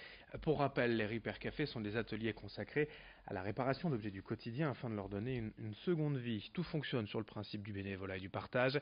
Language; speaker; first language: French; native; French